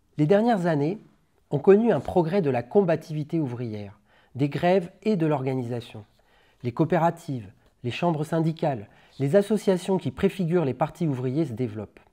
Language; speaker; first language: French; native; French